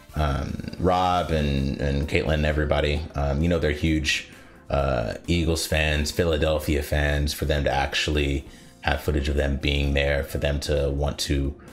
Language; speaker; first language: English; native; English